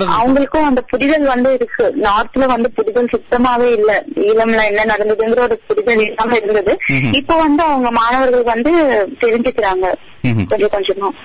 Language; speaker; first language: Tamil; non-native, local second language; Telugu